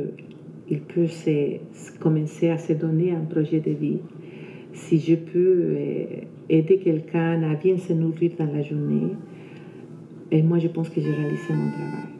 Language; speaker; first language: French; non-native, fluent; Spanish